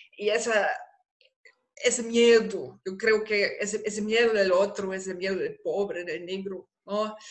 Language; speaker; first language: Spanish; non-native, fluent; German